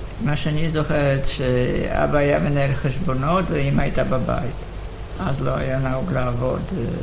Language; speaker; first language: Hebrew; non-native, fluent; Polish